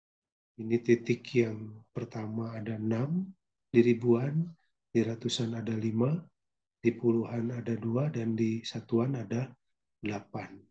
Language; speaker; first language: Indonesian; native; Indonesian